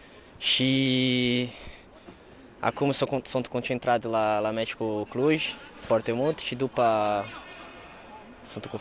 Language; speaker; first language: Romanian; non-native, learner; Portuguese